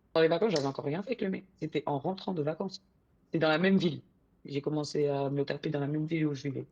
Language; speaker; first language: French; early bilingual, other home language; Arabic